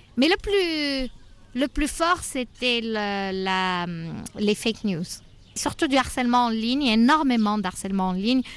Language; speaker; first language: French; non-native, local second language; Arabic